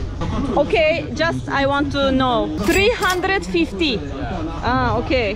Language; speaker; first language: English; non-native, learner; Turkish